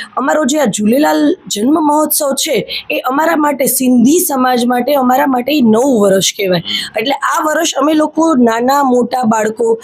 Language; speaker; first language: Gujarati; non-native, local second language; Sindhi